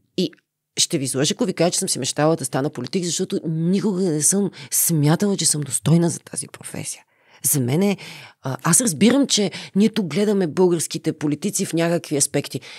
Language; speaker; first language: Bulgarian; native; Bulgarian